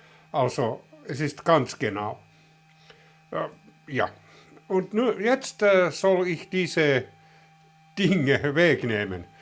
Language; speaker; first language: German; non-native, learner; Finnish